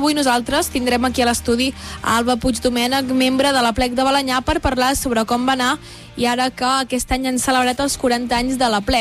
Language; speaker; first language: Catalan; native; Catalan